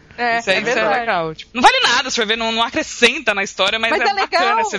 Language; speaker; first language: Portuguese; native; Portuguese